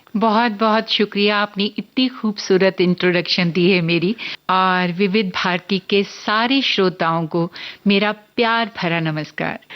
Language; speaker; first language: Hindi; non-native, local second language; Punjabi